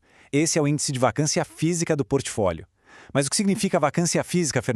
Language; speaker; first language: Portuguese; native; Portuguese